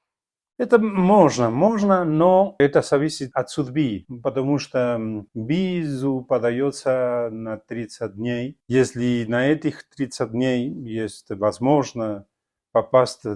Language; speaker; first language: Russian; non-native, fluent; Spanish